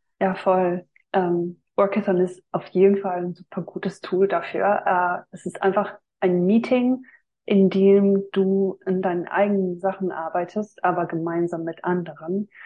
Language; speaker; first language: German; non-native, fluent; Finnish